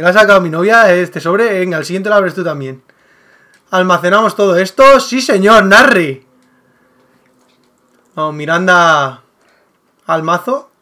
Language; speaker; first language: Spanish; native; Spanish